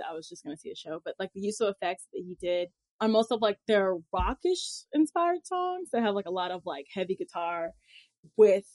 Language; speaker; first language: English; native; English